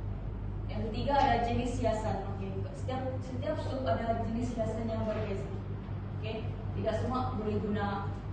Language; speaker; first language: Malay; native; Malay